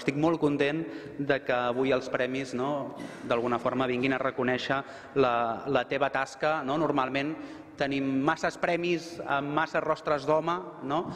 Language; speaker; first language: Catalan; native; Catalan